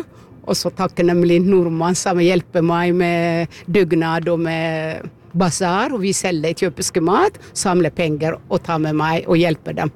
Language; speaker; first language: Norwegian; non-native, learner; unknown